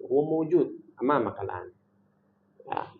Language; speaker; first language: Arabic; non-native, fluent; Indonesian